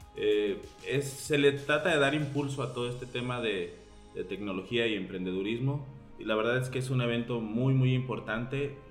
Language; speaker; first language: Spanish; native; Spanish